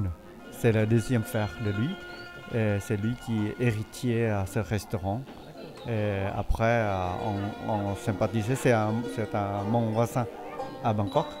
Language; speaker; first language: French; non-native, fluent; Thai